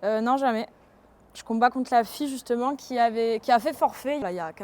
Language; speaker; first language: French; native; French